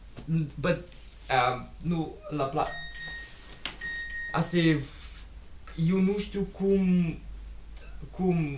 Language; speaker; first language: Romanian; non-native, learner; German